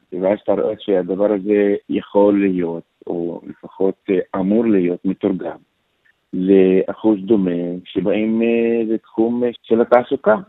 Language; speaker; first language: Hebrew; non-native, local second language; Arabic